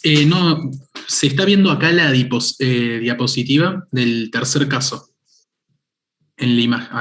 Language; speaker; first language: Spanish; native; Spanish